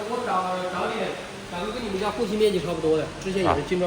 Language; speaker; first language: Chinese; native; Chinese